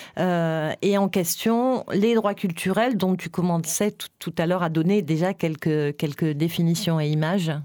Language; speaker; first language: French; native; French